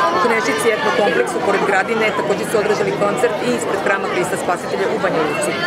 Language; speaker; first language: Serbian; native; Serbian